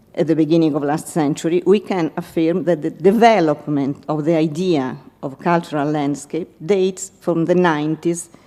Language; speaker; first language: English; non-native, fluent; Italian